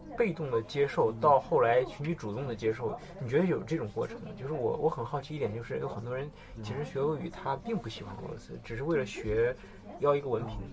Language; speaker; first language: Chinese; native; Chinese